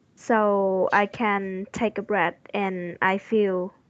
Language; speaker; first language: English; non-native, learner; Vietnamese